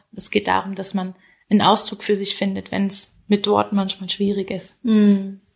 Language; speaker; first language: German; native; German